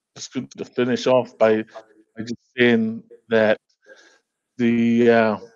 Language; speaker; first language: English; native; English